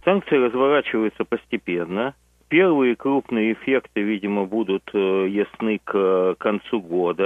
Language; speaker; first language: Russian; native; Russian